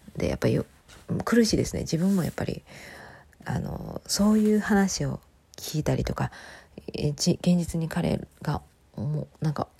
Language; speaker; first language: Japanese; native; Japanese